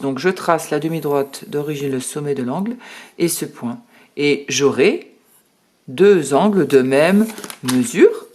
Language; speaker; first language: French; native; French